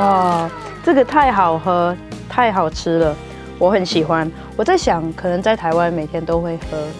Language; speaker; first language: Chinese; non-native, fluent; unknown